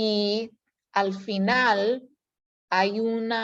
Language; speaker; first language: Spanish; non-native, fluent; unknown